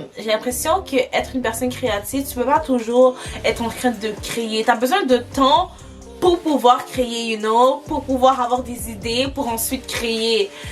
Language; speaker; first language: French; early bilingual, other home language; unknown